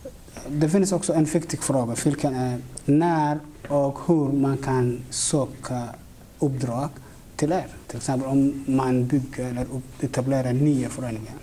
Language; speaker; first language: Swedish; non-native, fluent; Somali